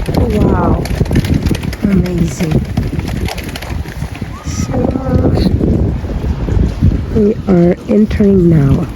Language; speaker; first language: English; non-native, local second language; Filipino